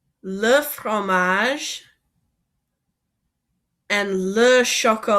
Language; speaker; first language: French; non-native, fluent; English